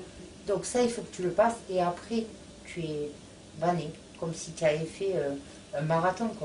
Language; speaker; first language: French; native; French